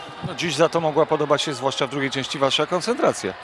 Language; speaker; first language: Polish; native; Polish